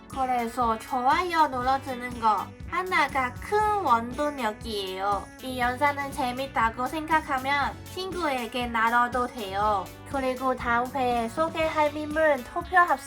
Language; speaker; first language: Korean; non-native, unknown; Cantonese